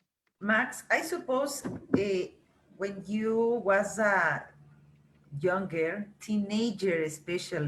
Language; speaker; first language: English; non-native, learner; Spanish